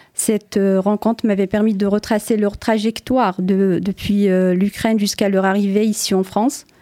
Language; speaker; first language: French; non-native, local second language; Arabic